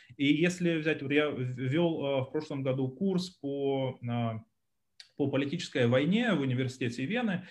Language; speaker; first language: Russian; native; Russian